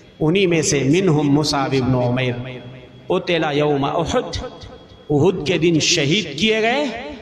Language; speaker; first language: Urdu; native; Urdu